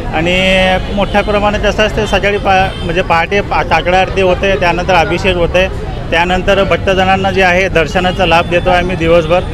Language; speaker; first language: Marathi; non-native, local second language; Telugu